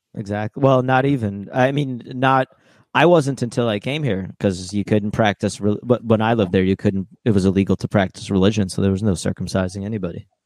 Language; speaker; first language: English; early bilingual, other home language; Russian